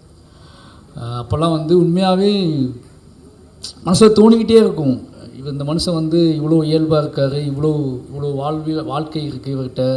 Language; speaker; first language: Tamil; native; Tamil